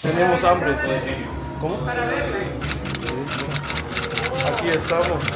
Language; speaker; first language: Spanish; non-native, learner; English